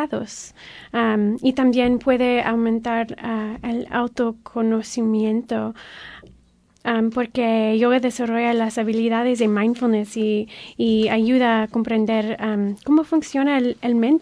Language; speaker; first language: Spanish; early bilingual, heritage; Spanish